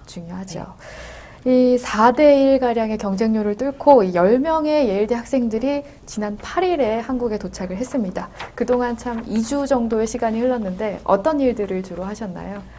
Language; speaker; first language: Korean; native; Korean